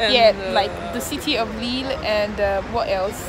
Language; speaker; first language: English; non-native, local second language; Yoruba